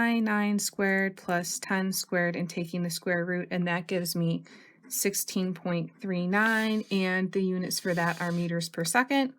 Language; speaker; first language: English; native; English